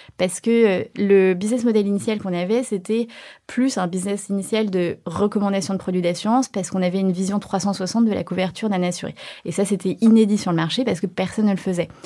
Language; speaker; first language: French; early bilingual, other home language; Chinese